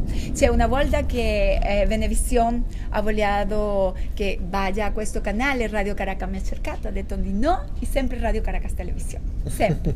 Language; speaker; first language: Italian; non-native, learner; Spanish